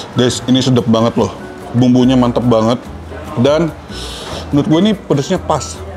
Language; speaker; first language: Indonesian; native; Indonesian